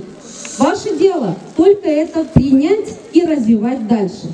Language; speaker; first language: Russian; non-native, local second language; Gagauz